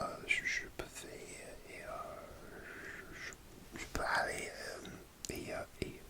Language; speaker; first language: French; non-native, learner; English